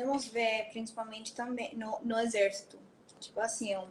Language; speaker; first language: Portuguese; non-native, fluent; Hebrew